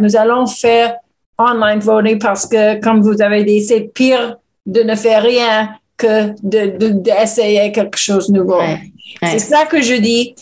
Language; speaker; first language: French; non-native, learner; English